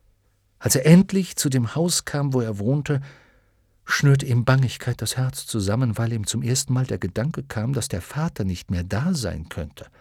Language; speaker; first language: German; native; German